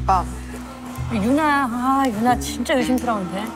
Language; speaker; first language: Korean; native; Korean